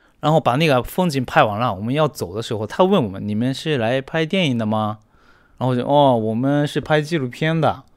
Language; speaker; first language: Chinese; non-native, fluent; Japanese